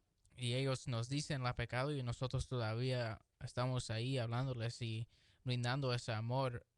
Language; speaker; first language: Spanish; early bilingual, heritage; Spanish